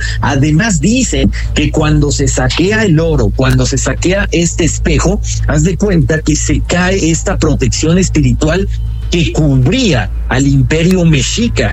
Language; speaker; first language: Spanish; native; Spanish